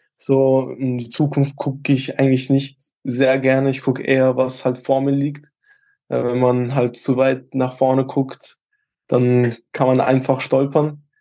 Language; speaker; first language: German; early bilingual, other home language; Albanian